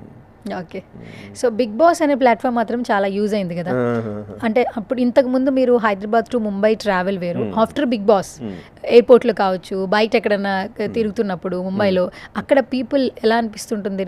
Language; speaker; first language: Telugu; native; Telugu